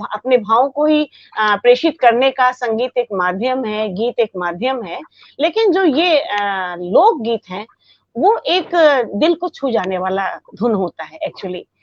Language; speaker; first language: Hindi; native; Hindi